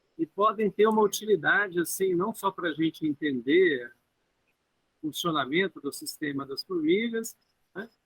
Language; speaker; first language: Portuguese; native; Portuguese